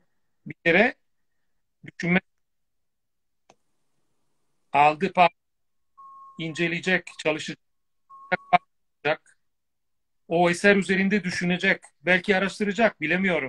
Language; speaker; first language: Turkish; non-native, fluent; Italian